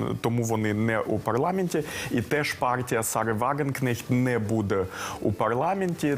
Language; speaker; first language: Ukrainian; early bilingual, heritage; Ukrainian